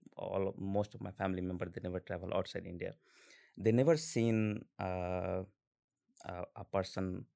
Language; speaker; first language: English; non-native, local second language; Hindi